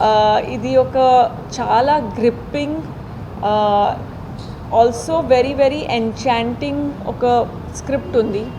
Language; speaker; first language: Telugu; non-native, learner; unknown